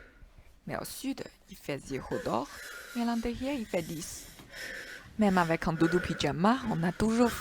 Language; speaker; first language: French; non-native, fluent; Chinese